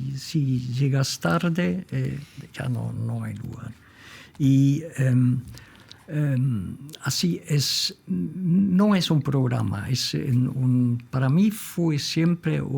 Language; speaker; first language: Spanish; non-native, fluent; Dutch